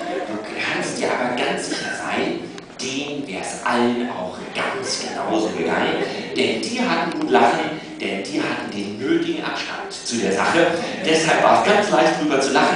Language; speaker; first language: German; native; German